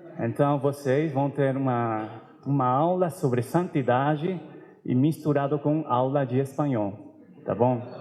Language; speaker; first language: Portuguese; non-native, fluent; Spanish